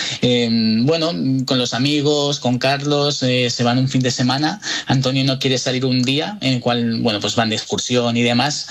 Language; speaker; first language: Spanish; native; Spanish